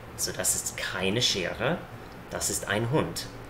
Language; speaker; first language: German; non-native, fluent; English